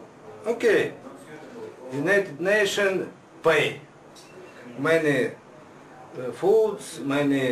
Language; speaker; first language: English; non-native, learner; Russian